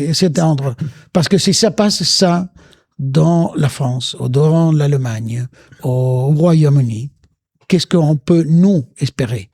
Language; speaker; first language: French; non-native, fluent; Spanish